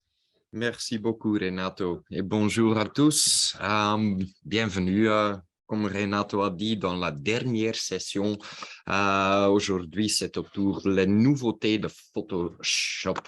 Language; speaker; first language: French; non-native, local second language; Dutch